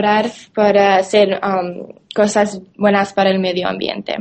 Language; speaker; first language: Spanish; non-native, learner; English